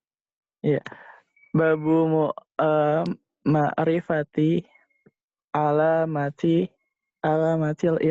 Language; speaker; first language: Arabic; non-native, learner; Indonesian